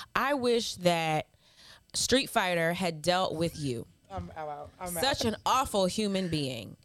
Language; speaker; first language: English; early bilingual, other home language; Yoruba